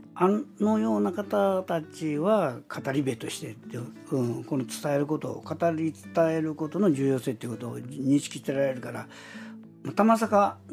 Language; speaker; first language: Japanese; native; Japanese